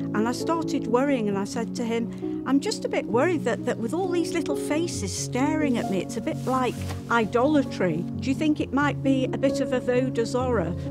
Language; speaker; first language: English; native; English